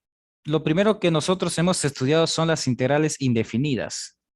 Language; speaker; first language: Spanish; native; Spanish